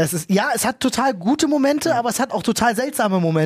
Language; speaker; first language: German; native; German